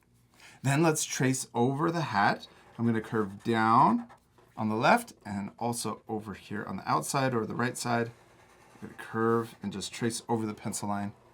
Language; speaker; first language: English; native; English